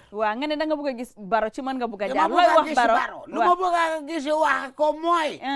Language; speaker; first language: Wolof; native; Wolof